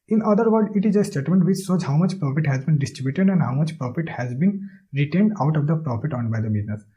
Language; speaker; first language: English; non-native, local second language; Nepali